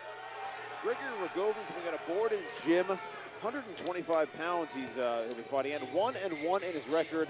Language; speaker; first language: English; native; English